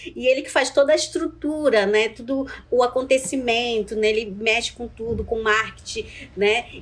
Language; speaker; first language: Portuguese; non-native, local second language; Ticuna